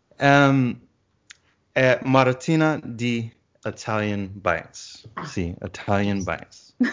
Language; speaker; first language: Italian; non-native, learner; English